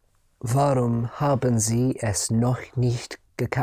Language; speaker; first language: German; non-native, learner; English